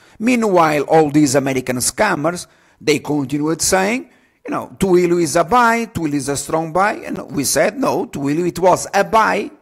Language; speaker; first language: English; non-native, fluent; Portuguese